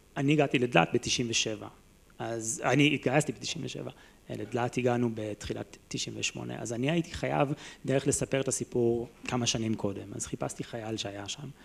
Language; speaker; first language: Hebrew; non-native, fluent; English